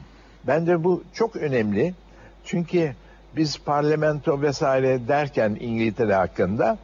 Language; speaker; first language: Turkish; native; Turkish